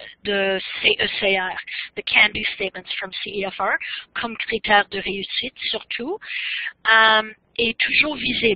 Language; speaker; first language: French; non-native, fluent; English